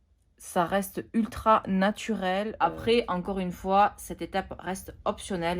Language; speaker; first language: French; native; French